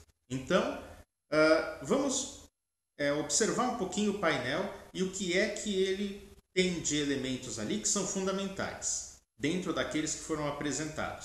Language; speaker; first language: Portuguese; native; Portuguese